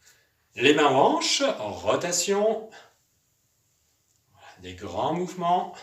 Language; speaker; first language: French; native; French